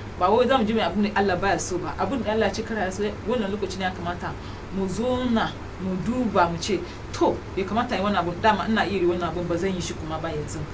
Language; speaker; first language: Hausa; non-native, local second language; Igbo